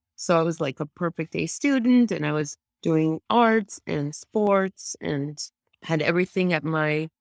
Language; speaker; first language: English; early bilingual, other home language; Russian